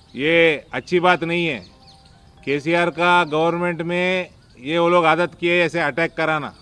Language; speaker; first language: Hindi; non-native, local second language; Telugu